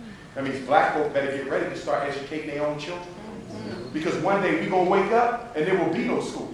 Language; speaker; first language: English; native; English